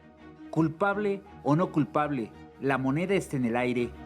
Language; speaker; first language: Spanish; native; Spanish